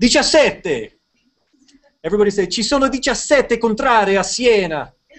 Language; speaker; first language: Italian; non-native, fluent; English